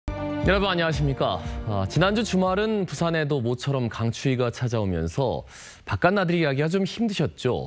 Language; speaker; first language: Korean; native; Korean